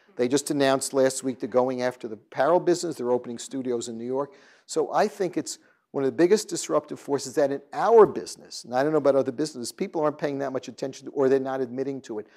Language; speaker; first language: English; native; English